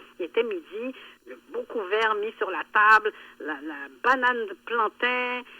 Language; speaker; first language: French; early bilingual, other home language; Haitian Creole